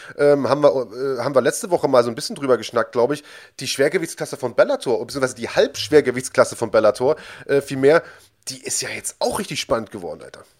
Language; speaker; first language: German; native; German